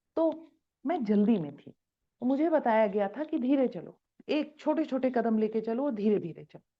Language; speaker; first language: Hindi; native; Hindi